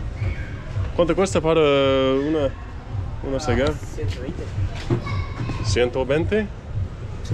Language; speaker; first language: Spanish; non-native, learner; English